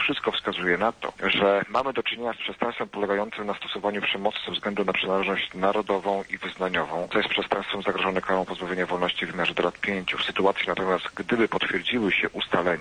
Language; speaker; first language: Polish; native; Polish